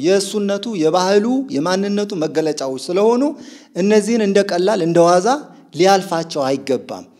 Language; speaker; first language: Amharic; non-native, local second language; Sebat Bet Gurage